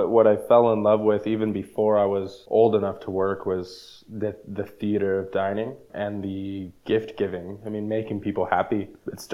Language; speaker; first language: English; native; English